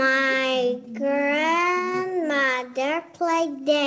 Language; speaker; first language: English; non-native, learner; Indonesian